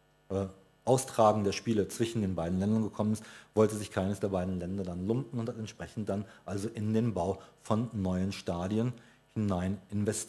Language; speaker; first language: German; native; German